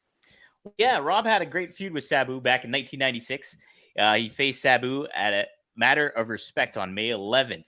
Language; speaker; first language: English; native; English